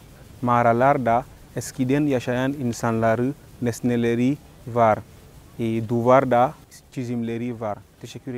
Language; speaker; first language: Turkish; non-native, learner; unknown